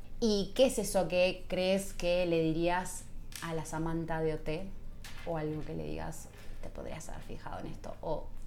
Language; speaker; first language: Spanish; native; Spanish